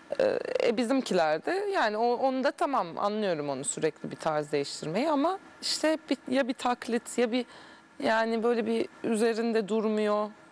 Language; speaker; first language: Turkish; early bilingual, heritage; Turkish